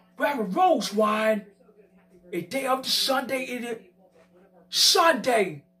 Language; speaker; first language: English; native; English